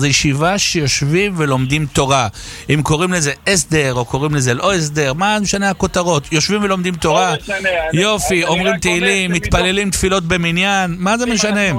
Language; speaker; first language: Hebrew; native; Hebrew